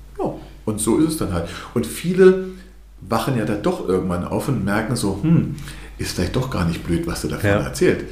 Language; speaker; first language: German; early bilingual, other home language; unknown